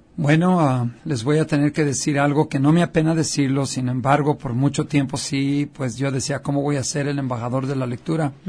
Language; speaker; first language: Spanish; early bilingual, heritage; Spanish